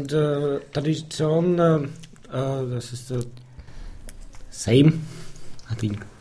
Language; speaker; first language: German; non-native, learner; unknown